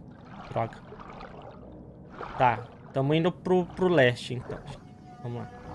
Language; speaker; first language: Portuguese; native; Portuguese